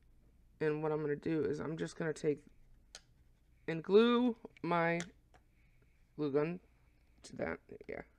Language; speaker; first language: English; native; English